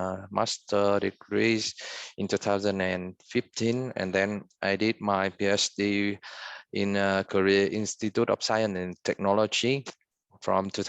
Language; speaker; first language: English; non-native, fluent; Vietnamese